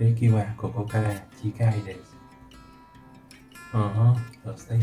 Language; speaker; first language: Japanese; non-native, learner; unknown